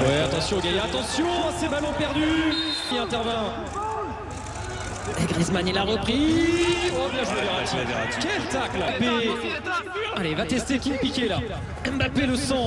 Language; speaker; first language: French; native; French